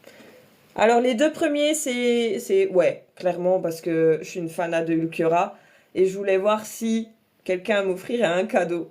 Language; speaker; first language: French; native; French